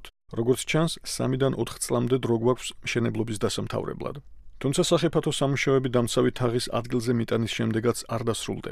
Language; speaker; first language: Georgian; native; Georgian